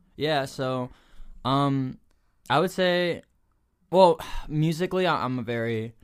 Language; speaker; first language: English; early bilingual, other home language; Spanish